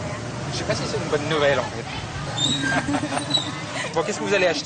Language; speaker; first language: French; native; French